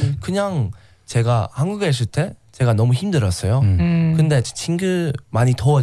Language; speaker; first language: Korean; non-native, learner; English